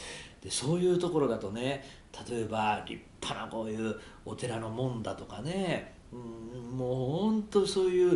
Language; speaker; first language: Japanese; native; Japanese